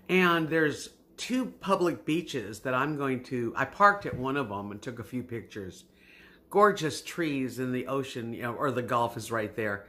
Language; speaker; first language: English; native; English